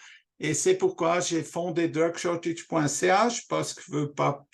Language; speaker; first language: French; non-native, local second language; German